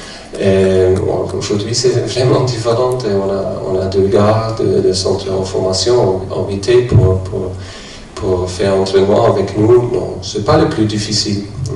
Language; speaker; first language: French; non-native, fluent; German